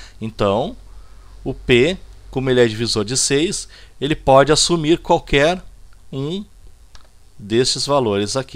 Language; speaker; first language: Portuguese; native; Portuguese